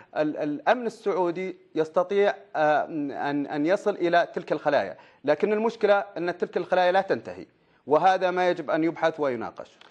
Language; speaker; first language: Arabic; native; Arabic